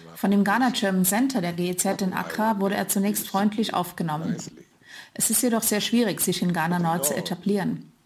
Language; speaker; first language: German; native; German